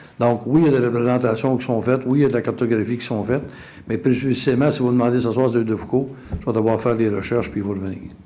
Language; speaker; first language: French; native; French